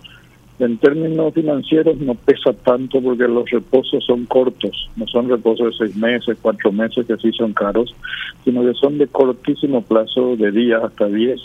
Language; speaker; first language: Spanish; native; Spanish